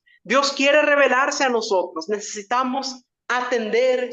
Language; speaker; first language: Spanish; native; Spanish